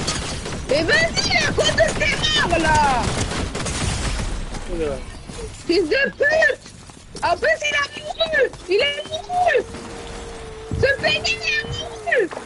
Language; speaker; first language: French; native; French